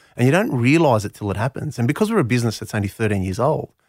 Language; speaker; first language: English; non-native, local second language; Greek